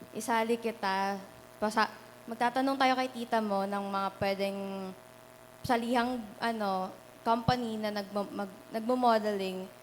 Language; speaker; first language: Filipino; native; Filipino